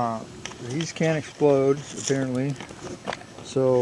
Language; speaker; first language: English; native; English